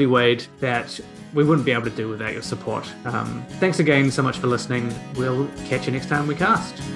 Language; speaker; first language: English; native; English